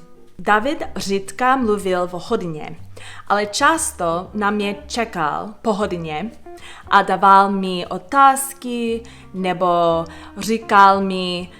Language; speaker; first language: Czech; non-native, fluent; English